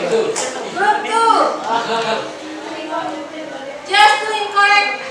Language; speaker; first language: English; non-native, fluent; Indonesian